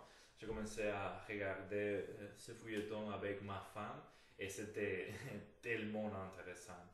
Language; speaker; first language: French; non-native, fluent; Spanish